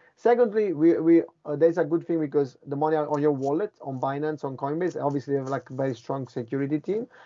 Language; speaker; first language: English; non-native, fluent; Italian